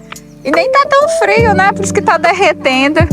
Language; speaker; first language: Portuguese; native; Portuguese